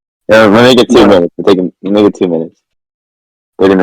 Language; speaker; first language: English; native; English